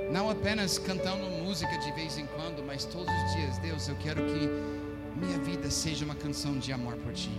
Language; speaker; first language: Portuguese; non-native, fluent; English